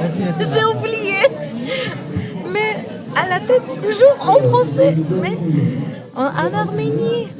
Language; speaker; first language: French; non-native, learner; Armenian